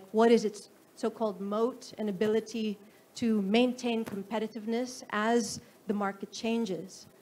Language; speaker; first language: English; non-native, local second language; Filipino